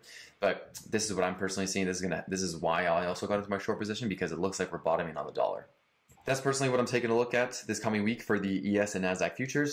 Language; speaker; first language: English; native; English